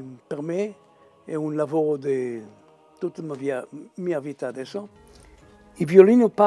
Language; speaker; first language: Italian; non-native, fluent; Hebrew